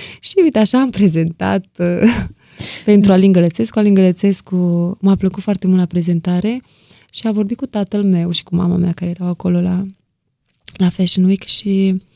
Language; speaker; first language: Romanian; native; Romanian